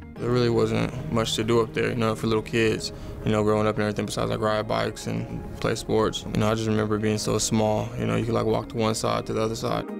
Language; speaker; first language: English; native; English